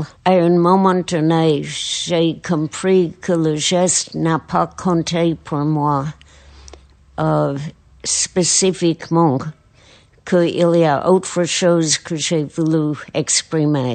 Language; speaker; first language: French; non-native, fluent; English